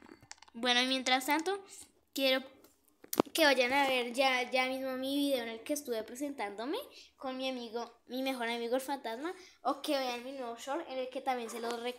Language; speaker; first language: Spanish; native; Spanish